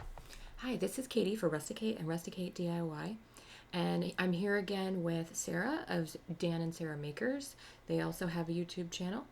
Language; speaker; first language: English; native; English